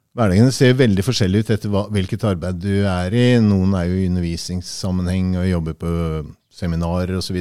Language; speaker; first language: Norwegian; early bilingual, heritage; Norwegian